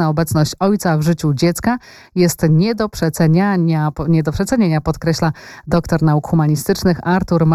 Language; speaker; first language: Polish; native; Polish